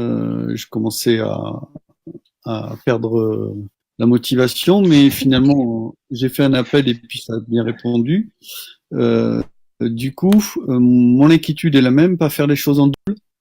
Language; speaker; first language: French; native; French